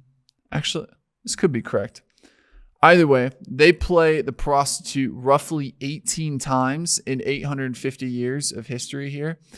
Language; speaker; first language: English; native; English